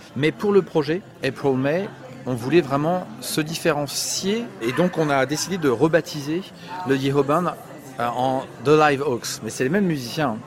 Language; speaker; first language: French; native; French